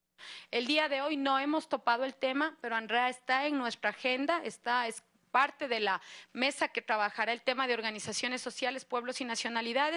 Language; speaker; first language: Spanish; native; Spanish